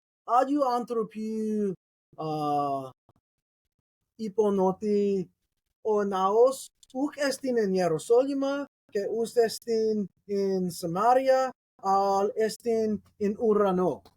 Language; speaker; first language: Greek; non-native, learner; English